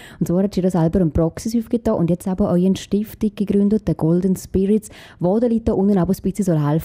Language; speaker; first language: German; native; German